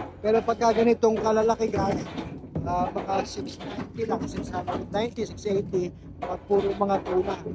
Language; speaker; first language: Filipino; native; Filipino